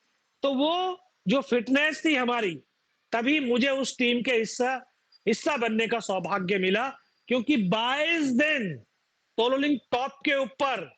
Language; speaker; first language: Hindi; native; Hindi